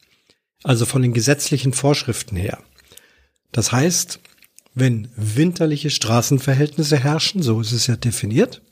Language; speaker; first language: German; native; German